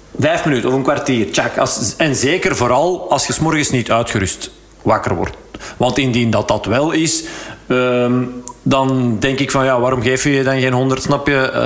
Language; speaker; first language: Dutch; native; Dutch